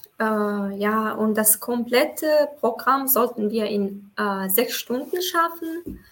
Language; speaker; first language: German; non-native, fluent; Tajik